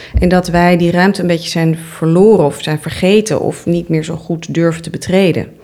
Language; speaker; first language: Dutch; native; Dutch